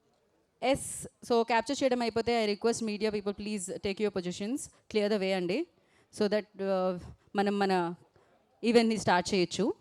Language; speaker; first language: Telugu; native; Telugu